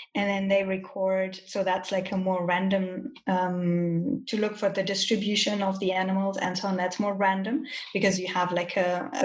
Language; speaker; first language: English; non-native, fluent; German